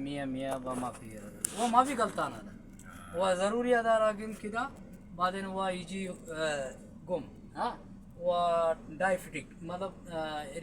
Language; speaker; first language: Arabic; non-native, learner; Hindi